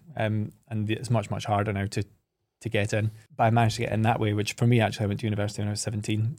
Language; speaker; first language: English; native; English